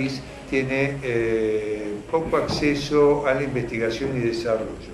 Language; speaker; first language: Spanish; native; Spanish